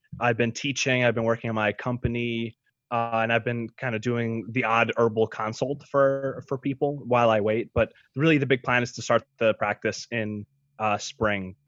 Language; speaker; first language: English; early bilingual, other home language; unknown